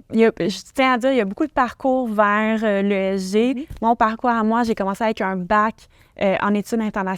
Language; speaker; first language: French; native; French